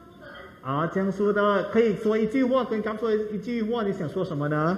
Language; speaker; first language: Chinese; non-native, fluent; Thai